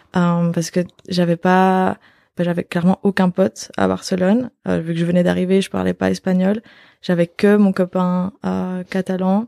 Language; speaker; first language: French; native; French